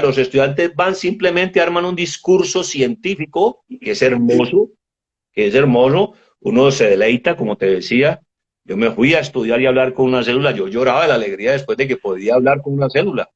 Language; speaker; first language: Spanish; native; Spanish